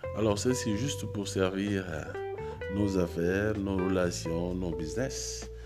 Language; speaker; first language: French; non-native, local second language; Wolof